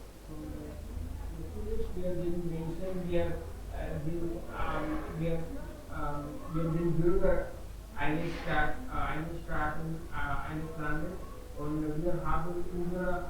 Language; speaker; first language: German; non-native, learner; Hindi